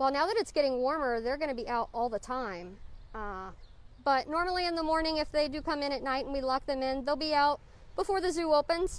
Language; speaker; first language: English; native; English